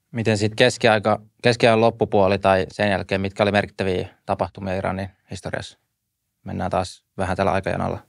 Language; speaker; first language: Finnish; native; Finnish